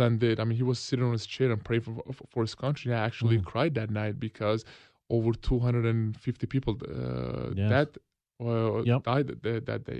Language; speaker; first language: English; non-native, fluent; Turkish